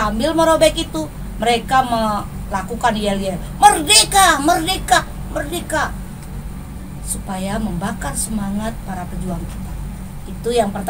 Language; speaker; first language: Indonesian; native; Indonesian